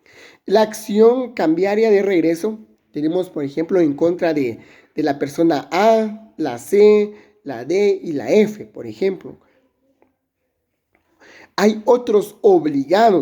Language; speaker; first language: Spanish; native; Spanish